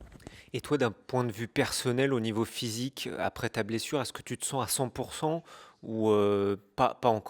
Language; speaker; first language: French; native; French